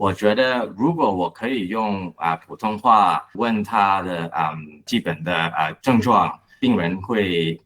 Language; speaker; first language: Chinese; non-native, learner; Cantonese